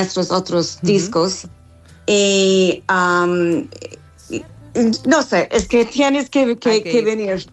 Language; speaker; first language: Spanish; non-native, learner; English